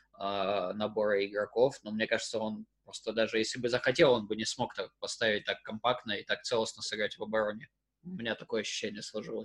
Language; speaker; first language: Russian; native; Russian